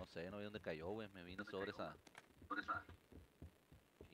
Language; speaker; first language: Spanish; native; Spanish